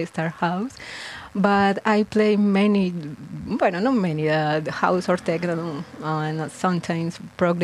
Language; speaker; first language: English; non-native, learner; Spanish